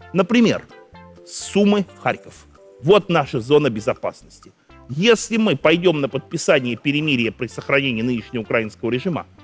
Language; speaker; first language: Russian; native; Russian